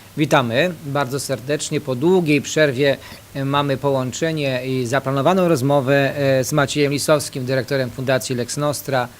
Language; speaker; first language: Polish; native; Polish